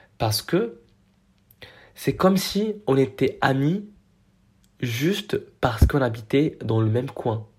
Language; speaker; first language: French; non-native, local second language; Arabic